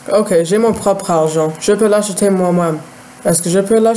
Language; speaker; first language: French; non-native, learner; English